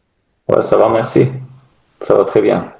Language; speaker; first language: French; non-native, learner; German